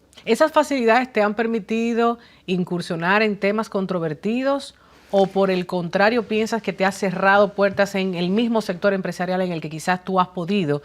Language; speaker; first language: Spanish; native; Spanish